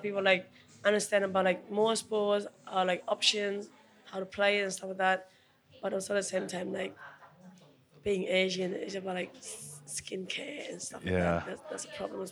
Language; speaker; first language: English; non-native, fluent; Khmer